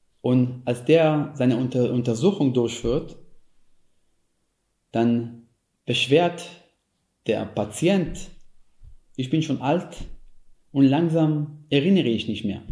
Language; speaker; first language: German; non-native, fluent; Hebrew